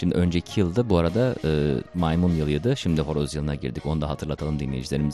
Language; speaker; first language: Turkish; native; Turkish